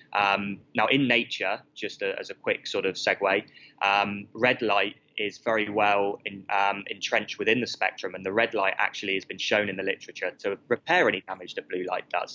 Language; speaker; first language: English; native; English